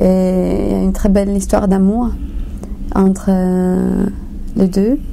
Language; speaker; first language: French; non-native, fluent; Romanian